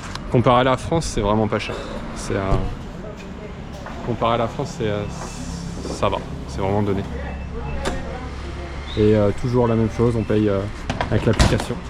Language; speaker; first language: French; native; French